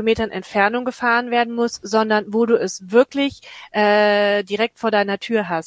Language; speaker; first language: German; native; German